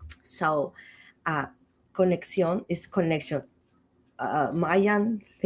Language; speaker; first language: English; non-native, learner; Spanish